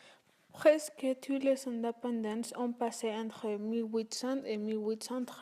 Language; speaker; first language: French; non-native, learner; Spanish